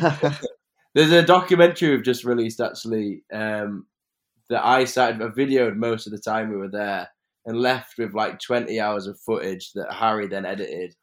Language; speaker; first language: English; native; English